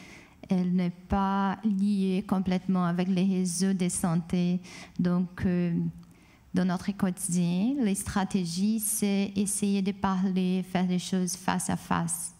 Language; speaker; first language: French; non-native, fluent; Portuguese